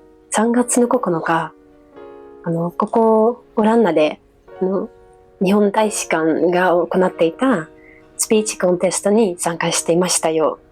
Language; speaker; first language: Japanese; non-native, fluent; Dutch